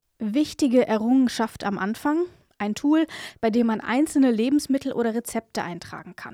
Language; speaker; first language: German; native; German